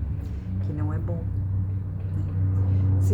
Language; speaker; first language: Portuguese; native; Portuguese